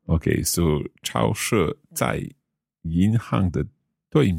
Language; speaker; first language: Chinese; non-native, learner; English